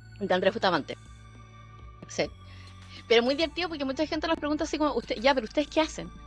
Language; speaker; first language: Spanish; early bilingual, other home language; Korean